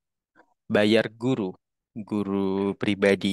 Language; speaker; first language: Indonesian; native; Indonesian